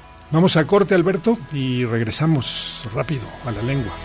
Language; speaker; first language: Spanish; native; Spanish